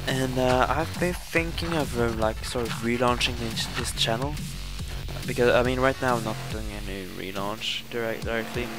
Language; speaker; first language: English; non-native, fluent; Swedish